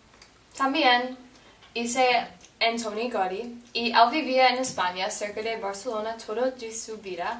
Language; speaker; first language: Spanish; non-native, learner; English